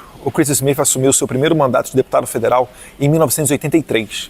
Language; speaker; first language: Portuguese; native; Portuguese